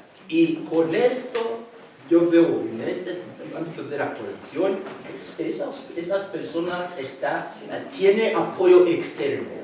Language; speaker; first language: Spanish; non-native, fluent; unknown